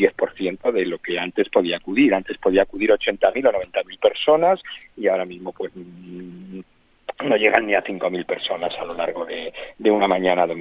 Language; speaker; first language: Spanish; native; Spanish